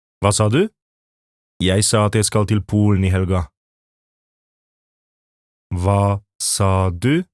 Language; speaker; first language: Norwegian; non-native, fluent; Polish